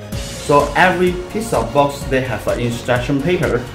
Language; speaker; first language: English; non-native, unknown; Chinese